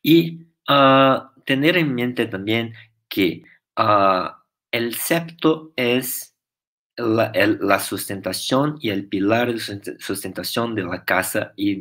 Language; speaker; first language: Spanish; non-native, fluent; Portuguese